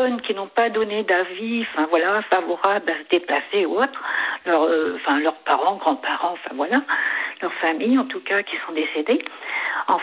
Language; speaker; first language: French; native; French